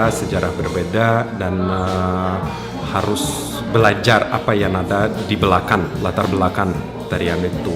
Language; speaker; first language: Indonesian; non-native, fluent; Russian